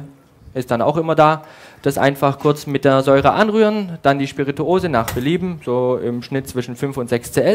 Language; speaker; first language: German; native; German